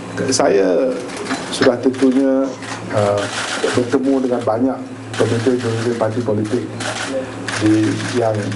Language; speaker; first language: Malay; native; Malay